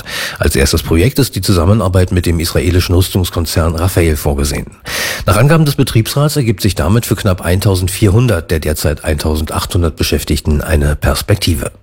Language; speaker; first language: German; native; German